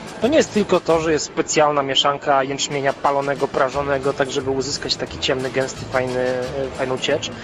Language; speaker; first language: Polish; native; Polish